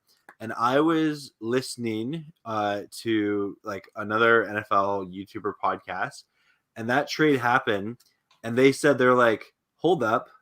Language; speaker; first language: English; native; English